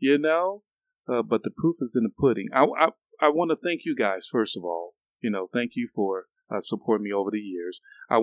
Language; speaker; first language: English; native; English